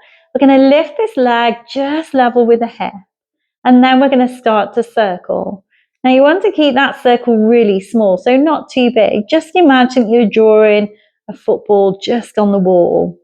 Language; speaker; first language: English; native; English